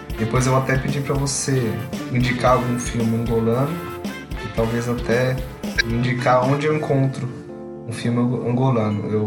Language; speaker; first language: Portuguese; native; Portuguese